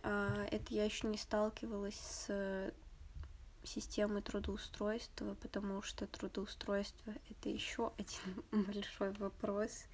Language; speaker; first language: Russian; native; Russian